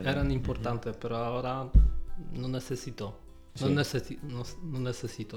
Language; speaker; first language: Spanish; non-native, learner; Polish